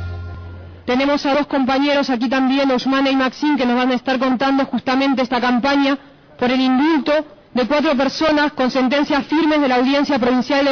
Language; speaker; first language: Spanish; native; Spanish